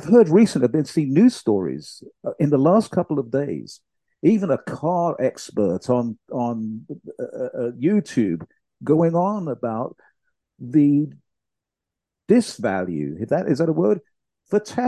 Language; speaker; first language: English; native; English